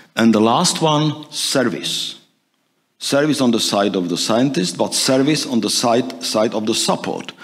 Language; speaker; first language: English; non-native, fluent; Czech